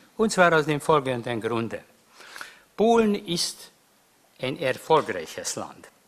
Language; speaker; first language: German; non-native, fluent; Hungarian